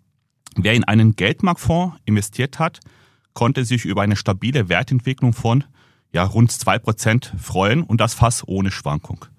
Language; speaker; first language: German; native; German